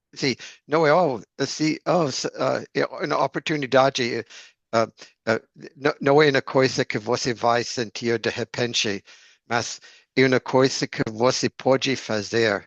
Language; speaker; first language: Portuguese; non-native, learner; English